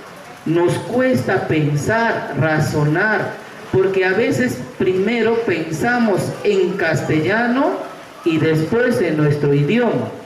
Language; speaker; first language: Spanish; non-native, local second language; Shipibo-Conibo